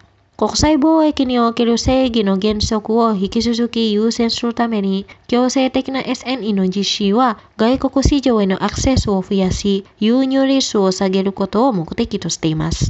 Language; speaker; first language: Japanese; non-native, fluent; Indonesian